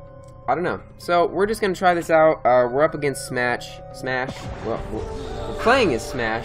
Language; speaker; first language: English; native; English